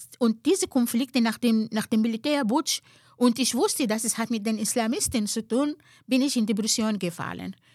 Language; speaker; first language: German; non-native, fluent; Arabic